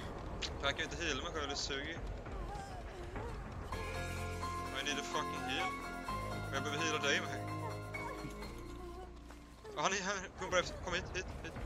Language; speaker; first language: Swedish; native; Swedish